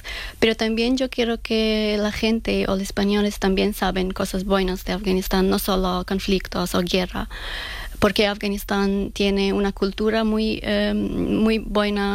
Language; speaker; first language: Spanish; non-native, fluent; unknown